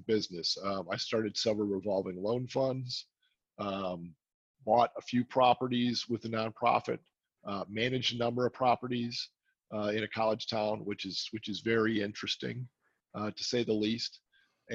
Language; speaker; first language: English; native; English